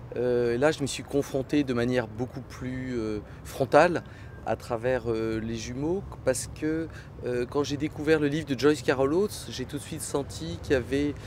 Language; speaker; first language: French; native; French